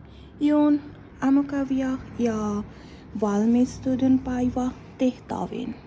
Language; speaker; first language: Finnish; non-native, learner; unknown